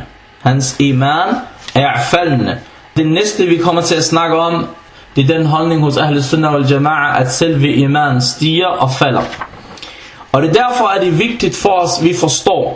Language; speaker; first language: Danish; non-native, fluent; Arabic